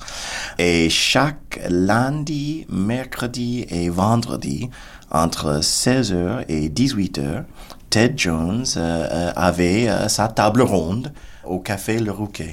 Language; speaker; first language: French; non-native, fluent; English